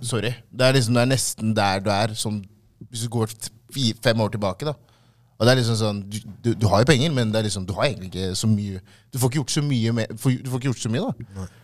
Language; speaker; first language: Norwegian; early bilingual, other home language; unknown